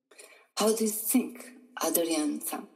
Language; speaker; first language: English; non-native, learner; Japanese